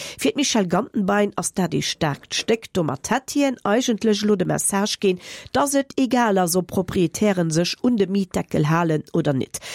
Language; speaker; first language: Luxembourgish; native; Luxembourgish